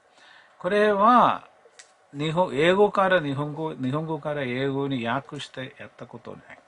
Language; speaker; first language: Japanese; non-native, learner; Malayalam